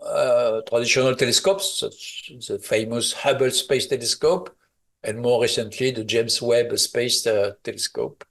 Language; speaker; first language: English; non-native, fluent; French